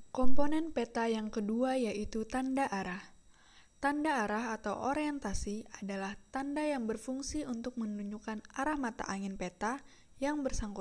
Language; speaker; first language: Indonesian; native; Indonesian